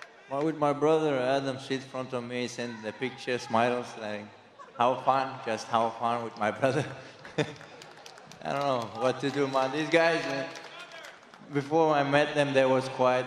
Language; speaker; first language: English; non-native, learner; Chechen